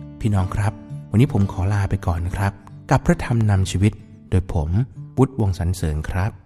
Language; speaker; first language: Thai; native; Thai